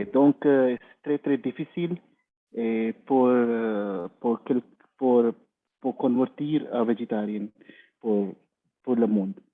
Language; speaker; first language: French; non-native, learner; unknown